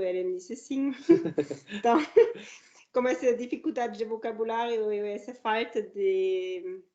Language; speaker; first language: Portuguese; non-native, learner; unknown